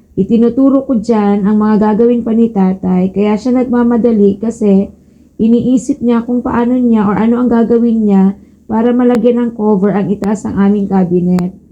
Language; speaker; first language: Filipino; native; Filipino